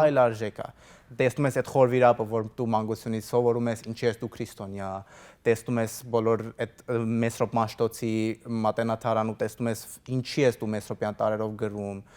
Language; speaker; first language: Armenian; early bilingual, heritage; Armenian